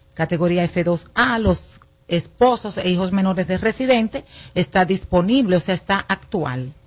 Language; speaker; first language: Spanish; native; Spanish